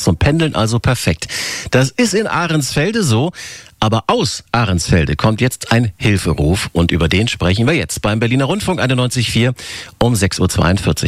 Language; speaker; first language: German; native; German